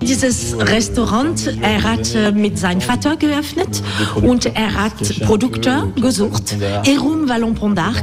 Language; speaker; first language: German; non-native, learner; French